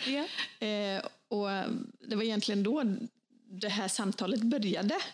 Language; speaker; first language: Swedish; early bilingual, other home language; Bosnian